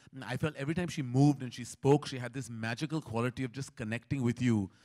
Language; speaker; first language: English; non-native, local second language; Hindi